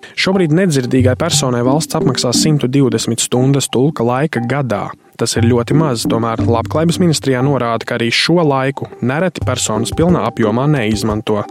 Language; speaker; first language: Latvian; native; Latvian